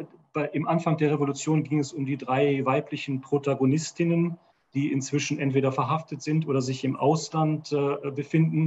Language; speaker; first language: German; native; German